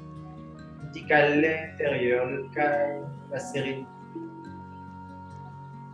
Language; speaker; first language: French; native; French